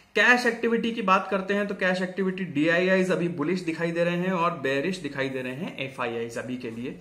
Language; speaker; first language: Hindi; native; Hindi